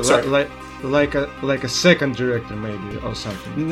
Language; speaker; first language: English; non-native, learner; Russian